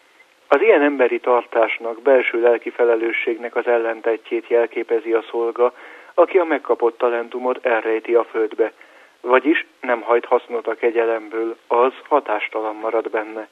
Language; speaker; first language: Hungarian; native; Hungarian